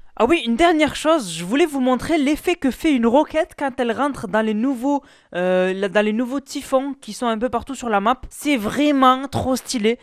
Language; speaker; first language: French; native; French